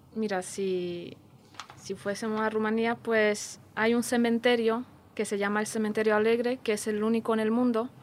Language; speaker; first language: Spanish; non-native, fluent; Romanian